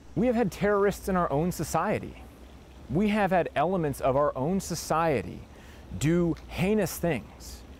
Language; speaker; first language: English; native; English